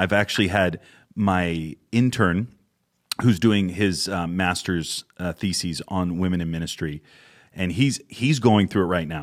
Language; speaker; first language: English; native; English